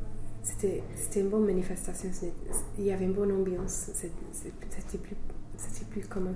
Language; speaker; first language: French; non-native, fluent; English